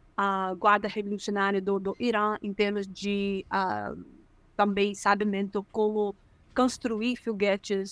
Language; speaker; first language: Portuguese; non-native, fluent; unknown